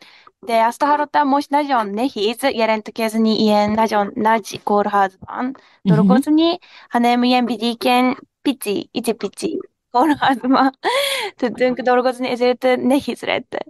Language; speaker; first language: Hungarian; non-native, learner; Japanese